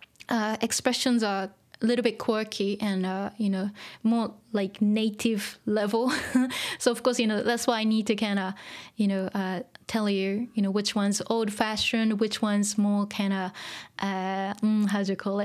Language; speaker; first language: English; non-native, fluent; Japanese